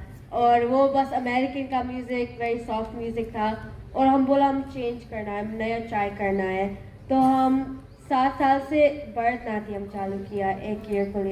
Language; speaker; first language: Hindi; non-native, learner; Gujarati